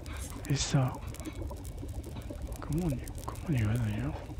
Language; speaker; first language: French; native; French